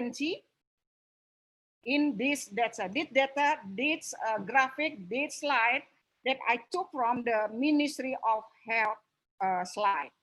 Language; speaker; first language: English; non-native, local second language; Indonesian